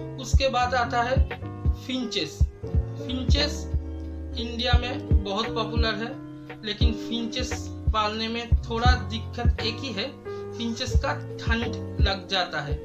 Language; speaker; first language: Hindi; non-native, local second language; Bangla